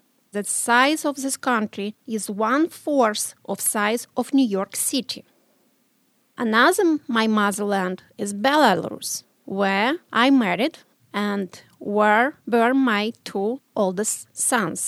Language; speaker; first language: English; non-native, learner; Romanian